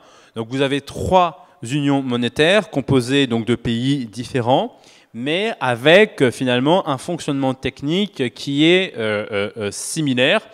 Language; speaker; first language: French; native; French